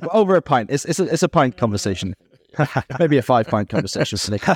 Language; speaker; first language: English; native; English